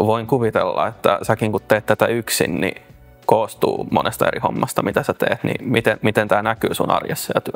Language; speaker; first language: Finnish; native; Finnish